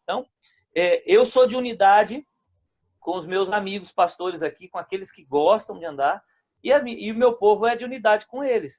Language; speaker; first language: Portuguese; native; Portuguese